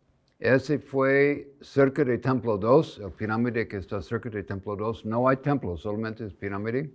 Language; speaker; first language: Spanish; non-native, fluent; English